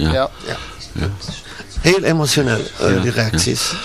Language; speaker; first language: Dutch; non-native, learner; German